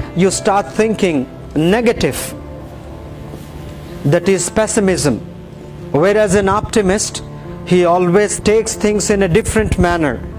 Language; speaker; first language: English; non-native, local second language; Urdu